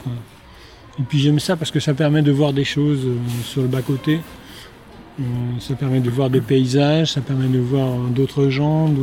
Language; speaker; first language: French; native; French